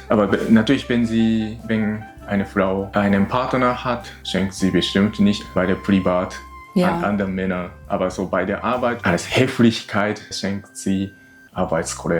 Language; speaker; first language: German; non-native, learner; Japanese